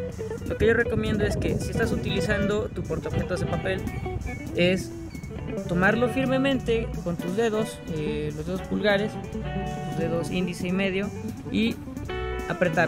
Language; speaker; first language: Spanish; native; Spanish